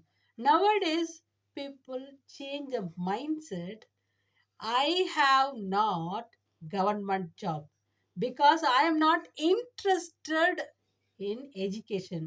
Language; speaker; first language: English; non-native, learner; Tamil